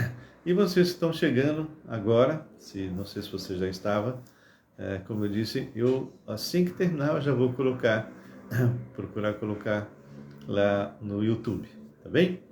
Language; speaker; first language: Portuguese; native; Portuguese